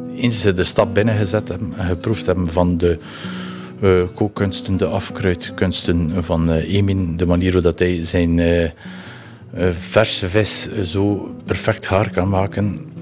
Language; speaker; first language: Dutch; native; Dutch